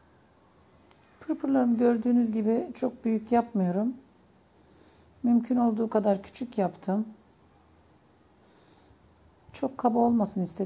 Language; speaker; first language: Turkish; native; Turkish